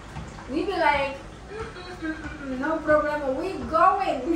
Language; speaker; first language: English; non-native, fluent; Indonesian